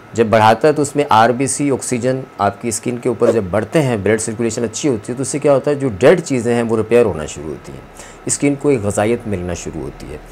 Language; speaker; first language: Urdu; non-native, local second language; Punjabi